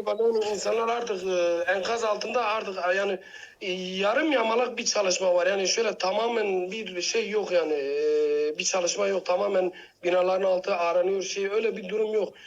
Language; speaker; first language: Turkish; native; Turkish